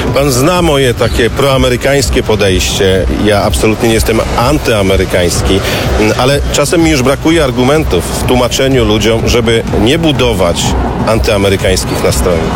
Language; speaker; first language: Polish; native; Polish